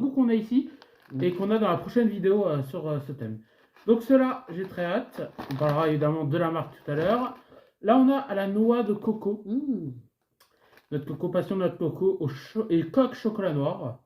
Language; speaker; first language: French; native; French